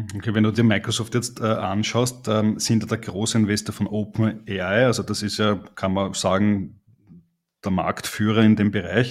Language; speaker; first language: German; native; German